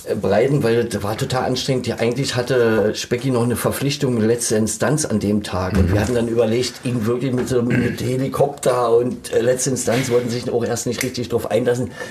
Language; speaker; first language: German; native; German